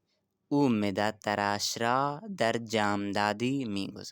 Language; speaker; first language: Persian; non-native, fluent; Urdu